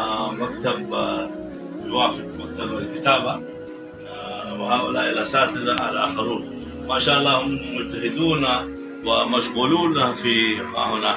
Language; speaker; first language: Arabic; non-native, fluent; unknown